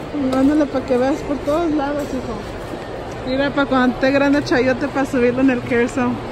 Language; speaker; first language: Spanish; early bilingual, heritage; Spanish